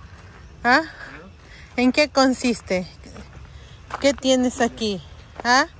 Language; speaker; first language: Spanish; native; Spanish